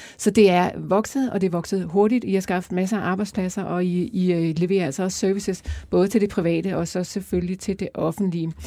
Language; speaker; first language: Danish; native; Danish